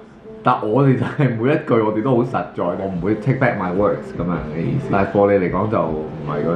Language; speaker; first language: Chinese; native; Chinese